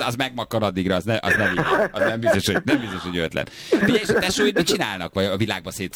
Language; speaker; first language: Hungarian; native; Hungarian